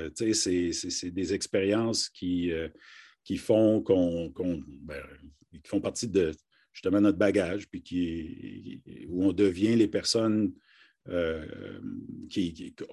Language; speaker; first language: French; native; French